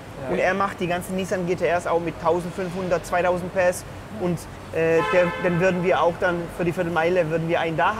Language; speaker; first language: German; early bilingual, other home language; Polish